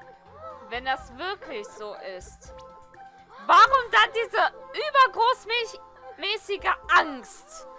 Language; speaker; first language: German; native; German